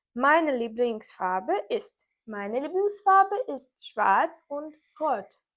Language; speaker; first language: German; non-native, fluent; Ukrainian